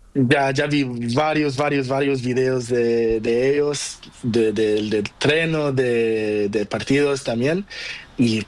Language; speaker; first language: Spanish; non-native, learner; Portuguese